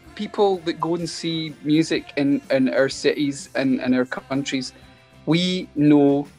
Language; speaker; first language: English; native; English